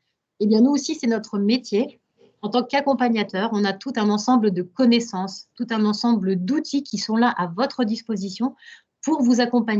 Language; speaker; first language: French; native; French